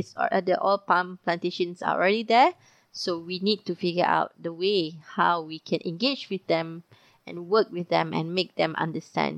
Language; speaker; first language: English; non-native, local second language; Malay